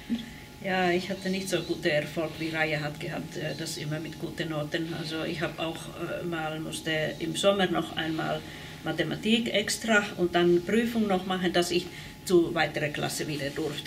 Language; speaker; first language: German; non-native, fluent; Finnish